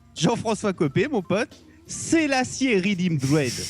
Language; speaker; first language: French; native; French